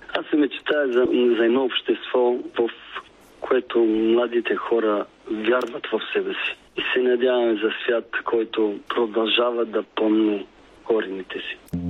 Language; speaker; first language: Bulgarian; non-native, fluent; Italian